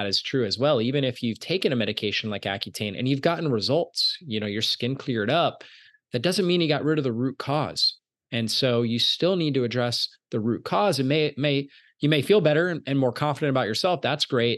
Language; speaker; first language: English; native; English